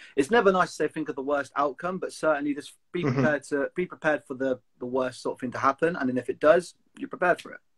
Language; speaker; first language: English; native; English